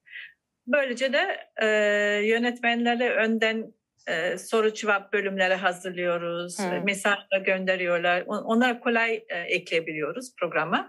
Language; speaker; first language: Turkish; non-native, fluent; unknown